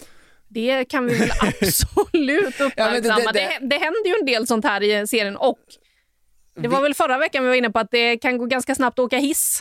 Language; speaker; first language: Swedish; native; Swedish